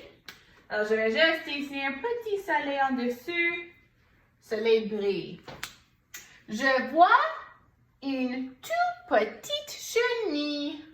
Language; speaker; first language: French; non-native, fluent; English